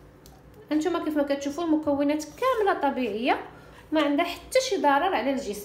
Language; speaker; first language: Arabic; native; Arabic